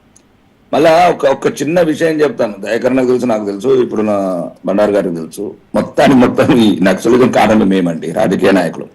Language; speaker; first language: Telugu; native; Telugu